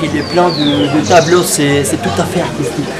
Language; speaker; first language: French; non-native, fluent; Spanish